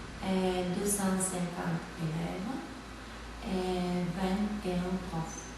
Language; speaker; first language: French; non-native, fluent; Bulgarian